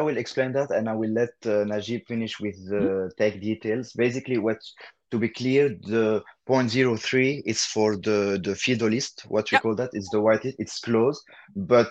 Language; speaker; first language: English; non-native, fluent; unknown